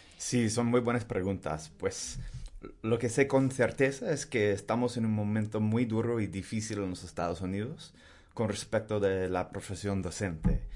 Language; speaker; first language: Spanish; non-native, fluent; English